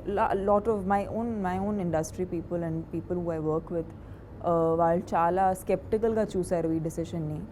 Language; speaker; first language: Telugu; non-native, fluent; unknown